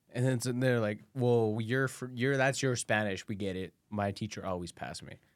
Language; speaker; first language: English; early bilingual, other home language; Spanish